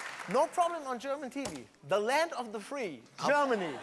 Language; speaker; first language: English; non-native, fluent; German